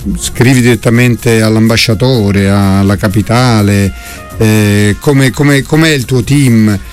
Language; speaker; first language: Italian; native; Italian